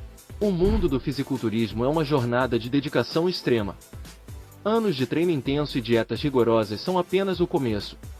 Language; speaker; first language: Portuguese; native; Portuguese